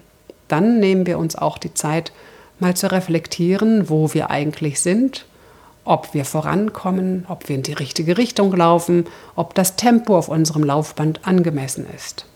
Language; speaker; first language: German; native; German